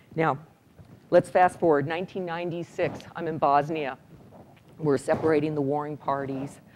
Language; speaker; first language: English; native; English